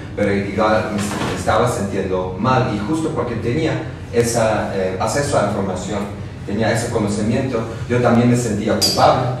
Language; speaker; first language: Spanish; non-native, fluent; Dutch